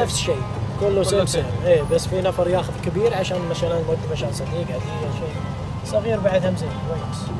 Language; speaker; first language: Arabic; non-native, learner; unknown